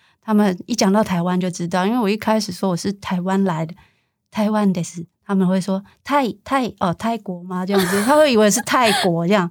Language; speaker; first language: Chinese; native; Chinese